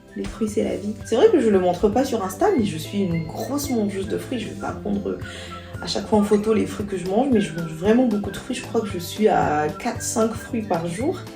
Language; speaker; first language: French; non-native, local second language; Malagasy